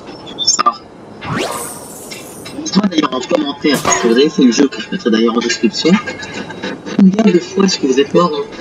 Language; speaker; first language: French; native; French